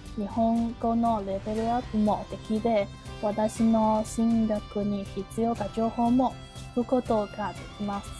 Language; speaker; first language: Japanese; non-native, learner; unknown